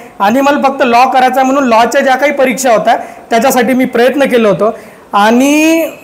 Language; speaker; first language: Marathi; native; Marathi